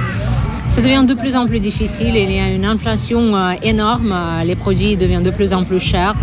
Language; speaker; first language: French; non-native, fluent; Russian